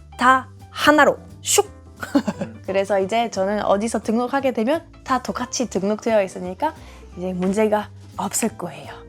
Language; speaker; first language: Korean; non-native, fluent; German